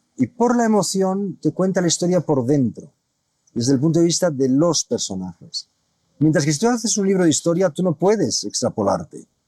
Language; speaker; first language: Spanish; native; Spanish